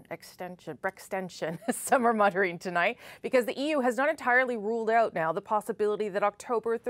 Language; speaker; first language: English; native; English